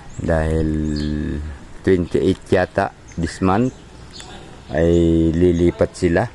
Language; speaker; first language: Filipino; non-native, local second language; Cebuano